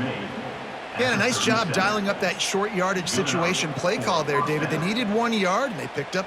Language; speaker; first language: English; native; English